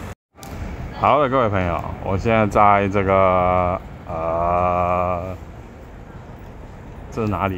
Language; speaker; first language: Chinese; native; Chinese